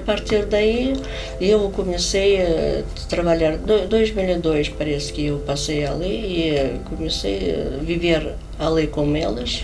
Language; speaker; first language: Portuguese; non-native, learner; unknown